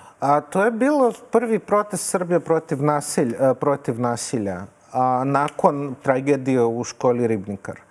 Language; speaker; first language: Serbian; non-native, fluent; Russian